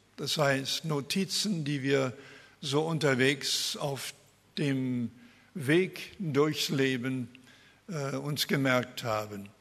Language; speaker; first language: German; early bilingual, heritage; German